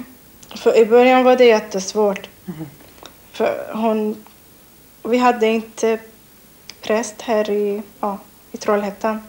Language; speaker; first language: Swedish; non-native, learner; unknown